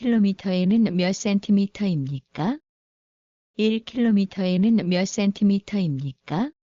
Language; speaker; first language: Korean; non-native, learner; Bangla